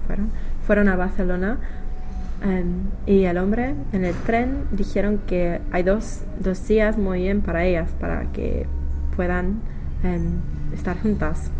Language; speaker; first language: Spanish; non-native, learner; English